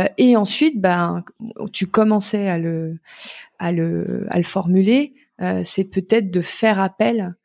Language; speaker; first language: French; native; French